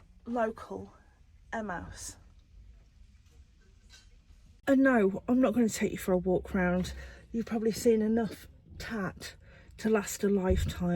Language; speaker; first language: English; native; English